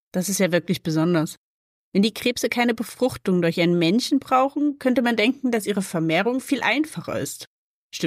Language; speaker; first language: German; native; German